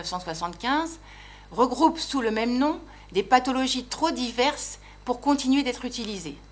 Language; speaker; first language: French; native; French